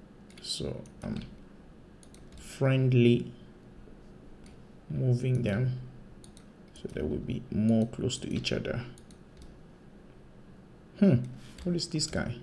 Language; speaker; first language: English; non-native, fluent; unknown